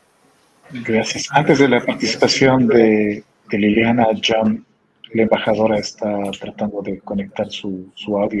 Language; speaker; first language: Spanish; native; Spanish